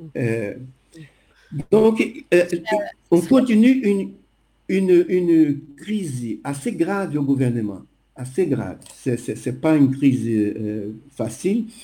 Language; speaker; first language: French; non-native, fluent; Portuguese